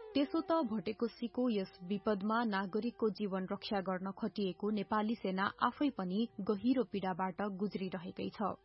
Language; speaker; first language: Nepali; native; Nepali